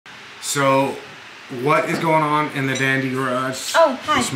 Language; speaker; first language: English; native; English